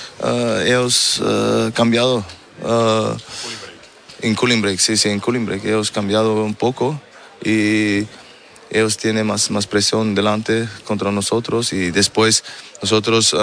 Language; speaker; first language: Spanish; non-native, learner; German